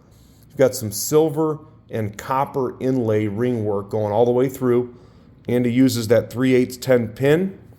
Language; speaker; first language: English; native; English